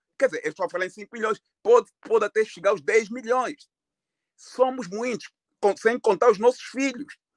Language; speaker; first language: Portuguese; native; Portuguese